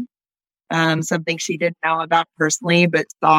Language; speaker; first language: English; native; English